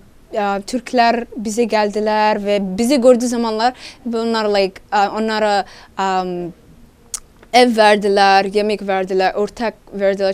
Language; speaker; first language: Turkish; non-native, learner; Somali